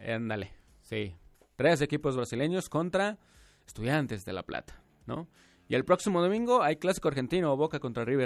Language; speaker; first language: Spanish; native; Spanish